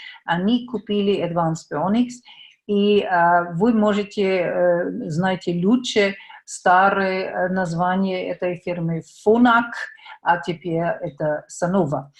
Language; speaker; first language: Russian; non-native, fluent; German